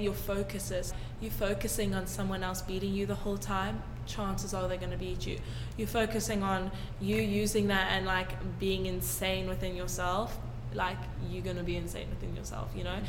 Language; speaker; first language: English; native; English